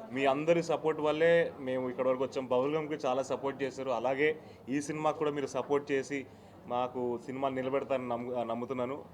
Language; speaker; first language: Telugu; native; Telugu